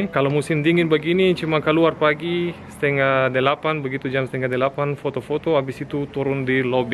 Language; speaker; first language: Indonesian; non-native, fluent; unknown